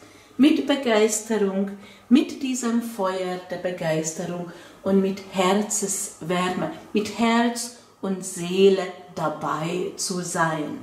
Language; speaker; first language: German; non-native, fluent; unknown